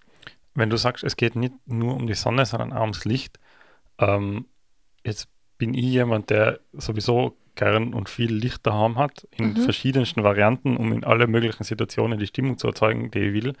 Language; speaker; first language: German; native; German